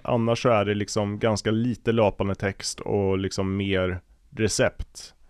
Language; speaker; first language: Swedish; native; Swedish